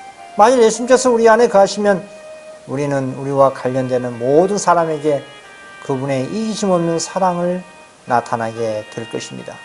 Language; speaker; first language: Korean; native; Korean